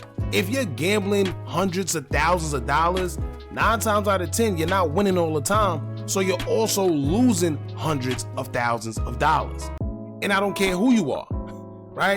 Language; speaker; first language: English; native; English